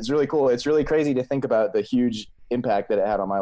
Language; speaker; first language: English; native; English